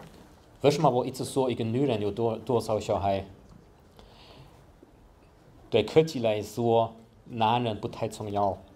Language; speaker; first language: Chinese; non-native, fluent; German